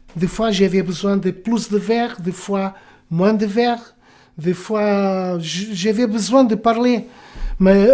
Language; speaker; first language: French; non-native, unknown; Portuguese